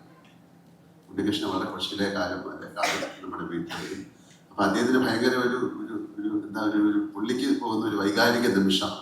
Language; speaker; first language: Malayalam; native; Malayalam